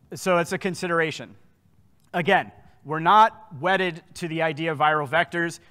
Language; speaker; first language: English; native; English